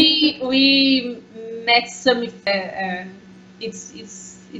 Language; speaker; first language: English; non-native, learner; Portuguese